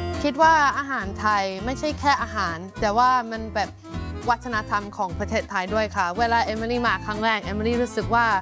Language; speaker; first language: Thai; non-native, fluent; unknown